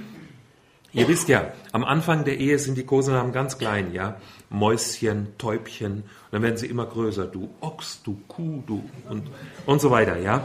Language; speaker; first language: German; native; German